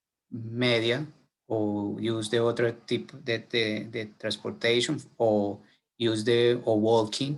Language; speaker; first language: English; non-native, learner; Spanish